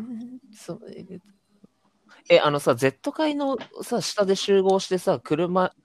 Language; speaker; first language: Japanese; native; Japanese